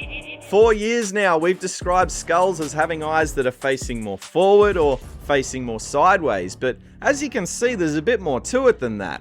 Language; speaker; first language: English; native; English